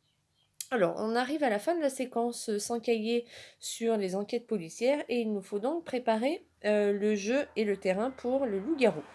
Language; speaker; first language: French; native; French